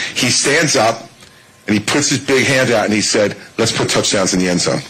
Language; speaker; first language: English; native; English